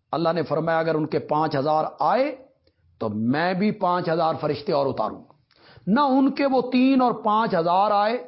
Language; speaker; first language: Urdu; non-native, local second language; Punjabi